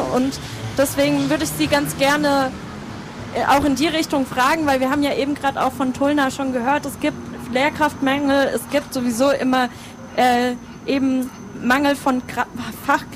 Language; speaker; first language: German; native; German